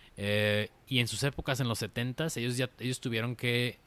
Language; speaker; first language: Spanish; native; Spanish